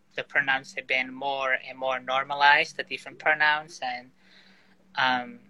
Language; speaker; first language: English; non-native, fluent; Portuguese